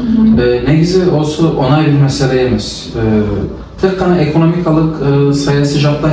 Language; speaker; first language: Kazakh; non-native, learner; Turkish